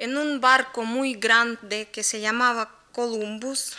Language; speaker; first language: Spanish; non-native, learner; Russian